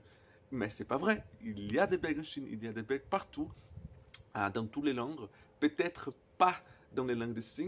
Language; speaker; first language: French; non-native, fluent; Portuguese